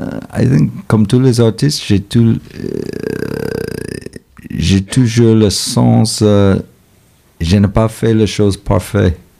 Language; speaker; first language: French; non-native, fluent; English